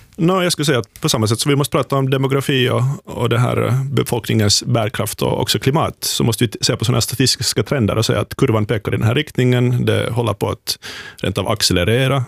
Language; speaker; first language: Swedish; native; Swedish